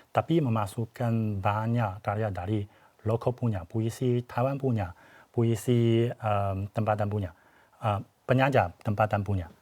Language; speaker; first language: Malay; non-native, fluent; Chinese